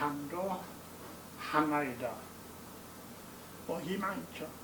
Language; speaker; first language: Korean; non-native, learner; English